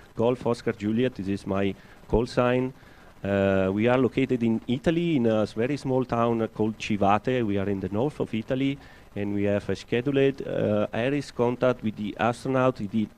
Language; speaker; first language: English; non-native, fluent; Italian